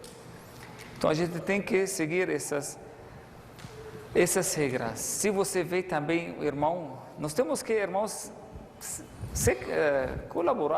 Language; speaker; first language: Portuguese; non-native, fluent; Arabic